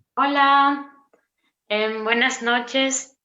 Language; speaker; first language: Spanish; non-native, learner; Romanian